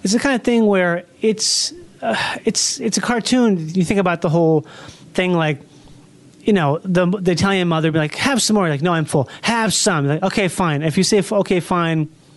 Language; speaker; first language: English; native; English